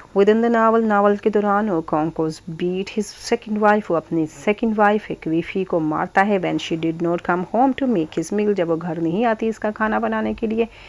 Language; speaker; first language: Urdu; non-native, local second language; Punjabi